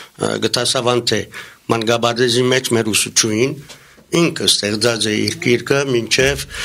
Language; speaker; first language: Armenian; early bilingual, heritage; Armenian